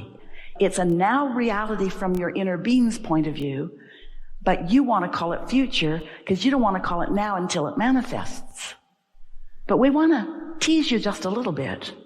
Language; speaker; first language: English; native; English